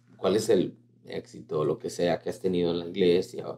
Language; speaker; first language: Spanish; native; Spanish